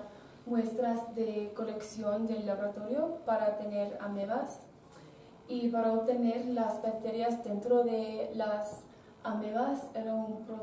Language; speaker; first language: Spanish; non-native, learner; English